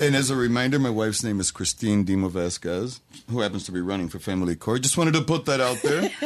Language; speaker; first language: English; native; English